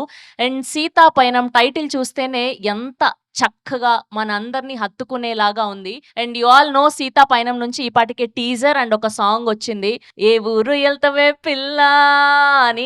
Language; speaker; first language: Telugu; native; Telugu